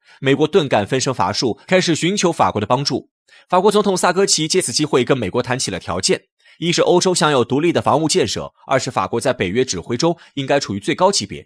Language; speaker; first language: Chinese; native; Chinese